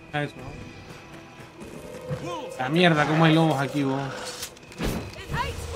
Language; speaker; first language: Spanish; native; Spanish